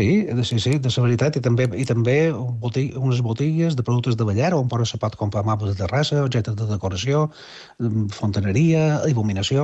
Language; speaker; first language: Catalan; native; Catalan